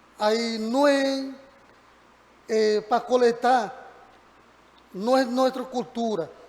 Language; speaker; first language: Portuguese; non-native, learner; Spanish